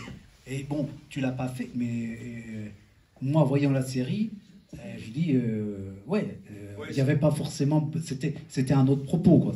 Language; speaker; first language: French; native; French